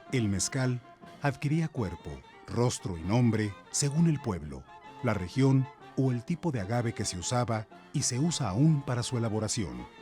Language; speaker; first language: Spanish; native; Spanish